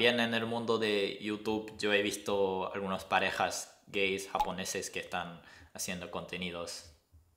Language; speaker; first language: Spanish; non-native, fluent; Japanese